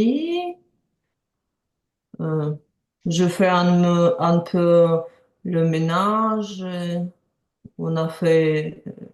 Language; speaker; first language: French; non-native, learner; Ukrainian